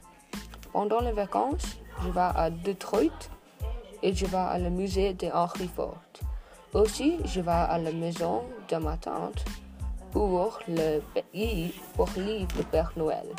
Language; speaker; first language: French; non-native, learner; English